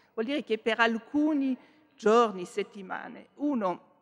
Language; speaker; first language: Italian; non-native, fluent; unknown